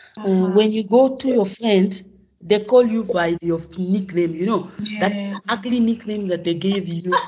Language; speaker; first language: English; non-native, fluent; French